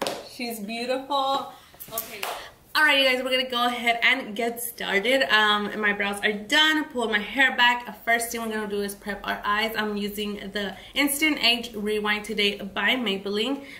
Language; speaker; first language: English; early bilingual, other home language; Spanish